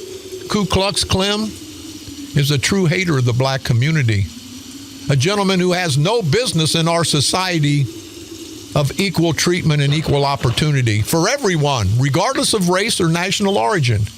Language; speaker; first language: English; native; English